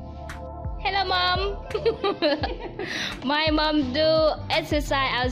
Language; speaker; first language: English; non-native, learner; Vietnamese